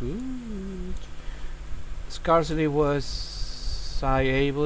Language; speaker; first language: English; non-native, fluent; Spanish